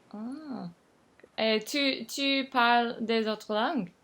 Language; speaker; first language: French; non-native, learner; English